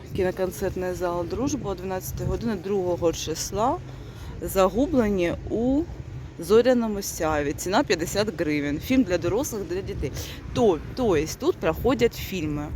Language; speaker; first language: Ukrainian; non-native, local second language; Russian